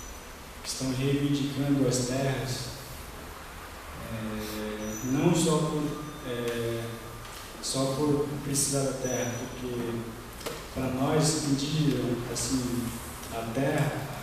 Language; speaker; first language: Portuguese; non-native, local second language; Guarani